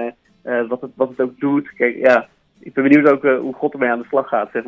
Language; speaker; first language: Dutch; native; Dutch